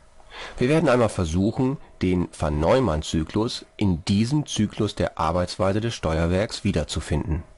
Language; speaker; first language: German; native; German